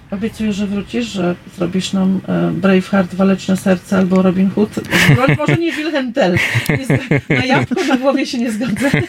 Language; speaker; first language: Polish; native; Polish